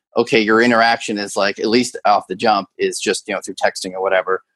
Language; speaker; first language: English; native; English